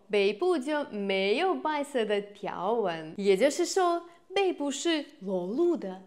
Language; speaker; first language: Chinese; non-native, fluent; Russian